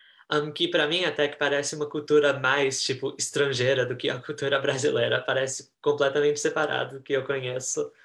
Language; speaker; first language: Portuguese; early bilingual, heritage; Portuguese